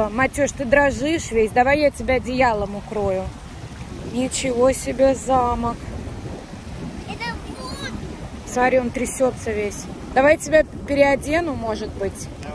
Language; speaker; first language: Russian; native; Russian